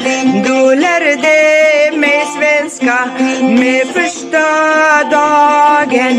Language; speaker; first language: Swedish; non-native, fluent; Kurdish